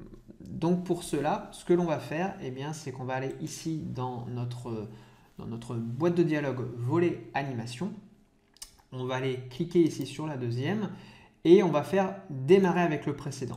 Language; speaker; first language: French; native; French